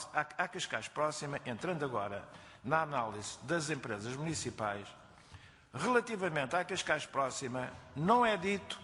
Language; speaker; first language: Portuguese; native; Portuguese